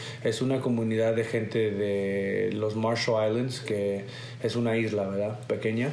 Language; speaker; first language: Spanish; early bilingual, heritage; Spanish